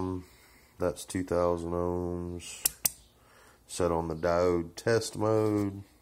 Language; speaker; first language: English; native; English